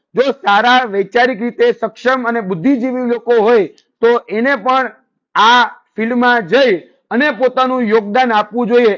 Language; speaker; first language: Gujarati; native; Gujarati